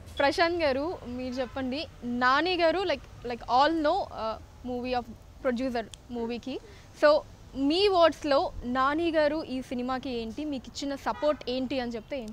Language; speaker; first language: Telugu; native; Telugu